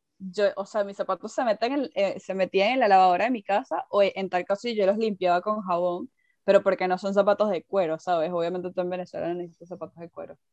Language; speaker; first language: Spanish; native; Spanish